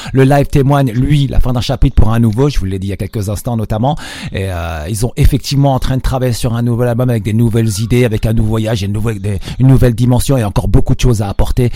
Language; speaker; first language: French; native; French